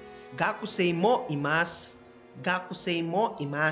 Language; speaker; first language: Japanese; non-native, fluent; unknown